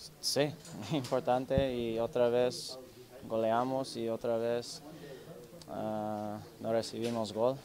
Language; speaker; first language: Spanish; non-native, learner; English